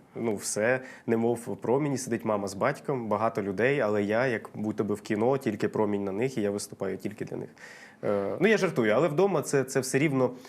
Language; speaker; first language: Ukrainian; non-native, local second language; Russian